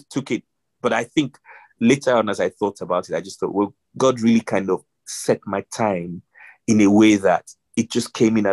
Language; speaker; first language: English; non-native, local second language; Yoruba